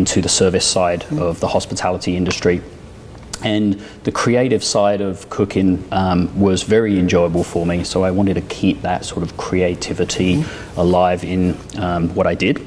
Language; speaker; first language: English; native; English